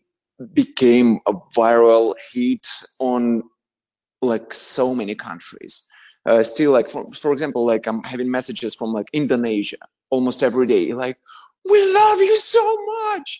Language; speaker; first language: English; non-native, fluent; Russian